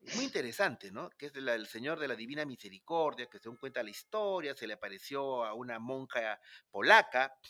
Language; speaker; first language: Spanish; native; Spanish